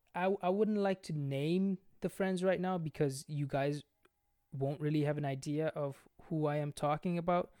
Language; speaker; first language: English; non-native, local second language; Bangla